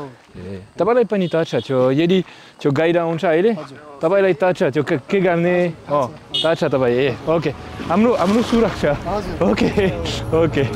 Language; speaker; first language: Nepali; non-native, learner; French